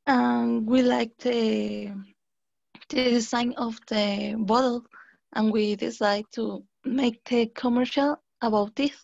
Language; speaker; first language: English; non-native, learner; Spanish